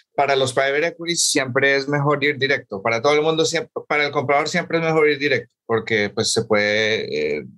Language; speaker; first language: Spanish; native; Spanish